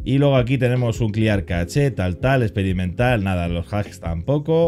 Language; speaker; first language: Spanish; native; Spanish